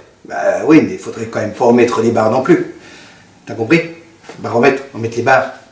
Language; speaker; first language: French; native; French